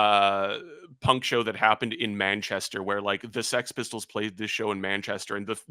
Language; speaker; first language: English; native; English